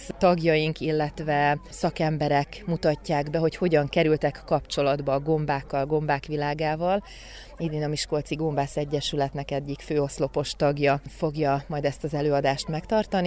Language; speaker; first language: Hungarian; native; Hungarian